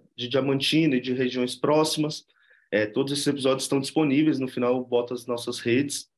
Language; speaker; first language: Portuguese; native; Portuguese